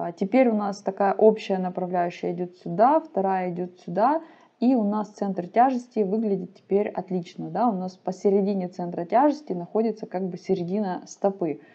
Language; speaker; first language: Russian; non-native, local second language; Ukrainian